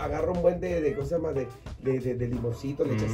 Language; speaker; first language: Spanish; native; Spanish